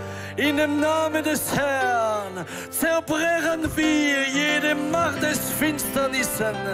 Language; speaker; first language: German; non-native, fluent; French